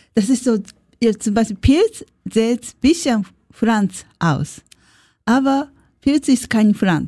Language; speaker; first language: German; non-native, learner; Japanese